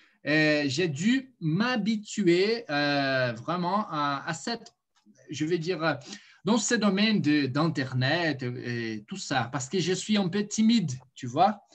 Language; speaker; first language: French; non-native, fluent; Portuguese